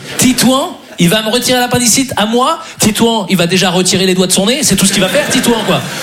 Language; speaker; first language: French; native; French